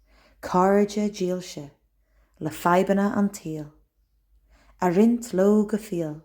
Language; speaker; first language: Irish; non-native, local second language; English